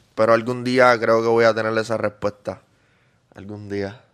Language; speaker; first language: Spanish; native; Spanish